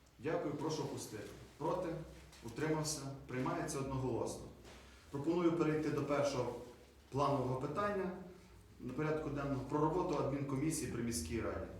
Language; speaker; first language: Ukrainian; native; Ukrainian